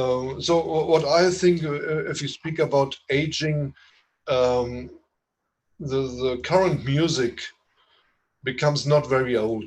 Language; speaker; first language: English; non-native, fluent; German